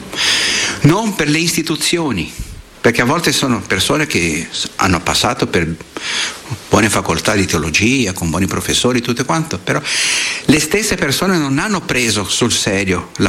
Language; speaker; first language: Italian; non-native, fluent; Portuguese